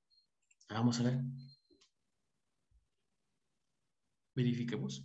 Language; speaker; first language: Spanish; native; Spanish